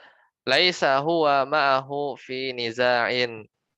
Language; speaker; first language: Arabic; non-native, fluent; Indonesian